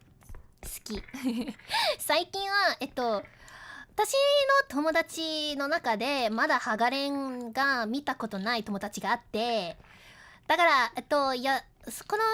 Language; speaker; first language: Japanese; non-native, learner; English